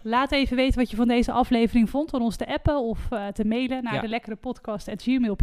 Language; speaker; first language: Dutch; native; Dutch